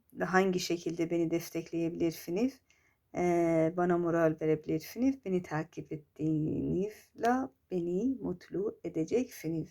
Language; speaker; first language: Turkish; non-native, fluent; Persian